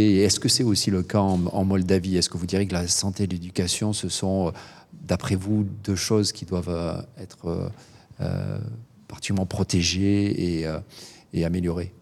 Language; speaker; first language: French; native; French